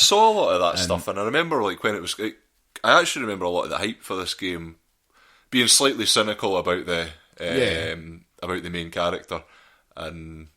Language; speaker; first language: English; native; English